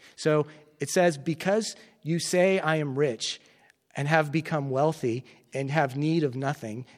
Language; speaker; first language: English; native; English